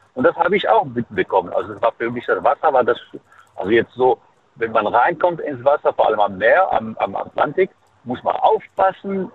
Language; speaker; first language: German; non-native, fluent; Arabic